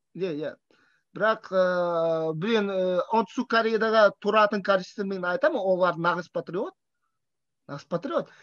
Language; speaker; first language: Kazakh; non-native, fluent; Russian